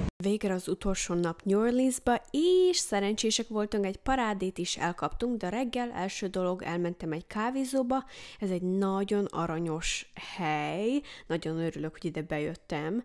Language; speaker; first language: Hungarian; early bilingual, heritage; English